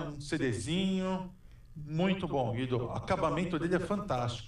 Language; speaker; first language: Portuguese; native; Portuguese